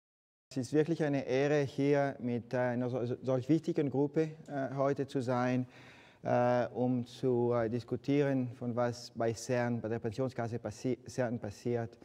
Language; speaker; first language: German; non-native, fluent; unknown